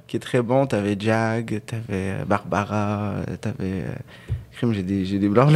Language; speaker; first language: French; early bilingual, other home language; Arabic